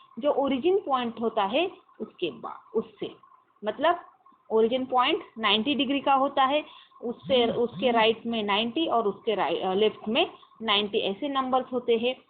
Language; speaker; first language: Hindi; non-native, local second language; Marathi